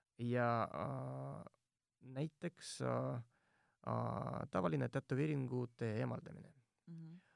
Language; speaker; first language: Estonian; non-native, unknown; Russian